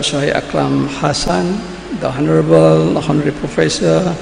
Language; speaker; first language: English; non-native, local second language; Malay